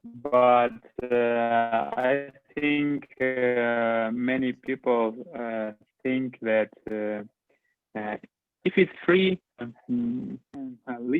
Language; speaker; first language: English; non-native, learner; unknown